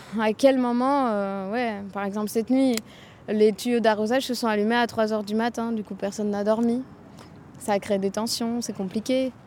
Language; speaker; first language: French; native; French